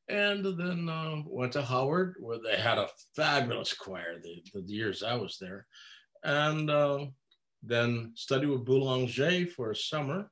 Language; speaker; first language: English; native; English